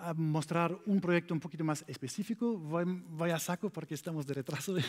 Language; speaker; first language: Spanish; non-native, fluent; German